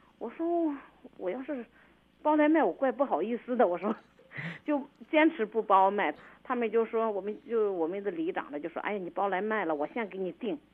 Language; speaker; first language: Chinese; native; Chinese